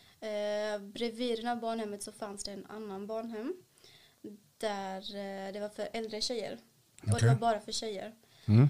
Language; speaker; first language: Swedish; early bilingual, other home language; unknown